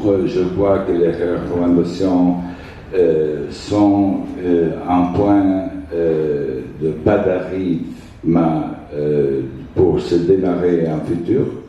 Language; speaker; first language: French; non-native, fluent; Italian